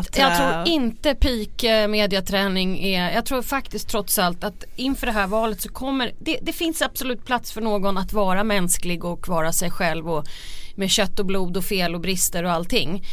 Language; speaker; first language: Swedish; native; Swedish